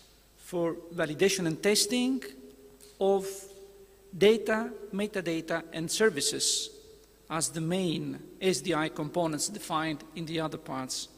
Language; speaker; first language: English; non-native, fluent; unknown